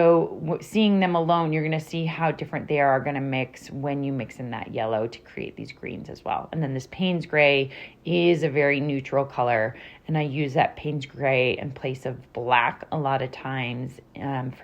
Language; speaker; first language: English; native; English